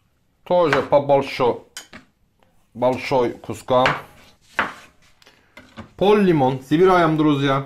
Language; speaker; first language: Russian; non-native, learner; Turkish